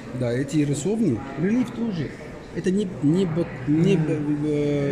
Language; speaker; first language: Russian; non-native, learner; Arabic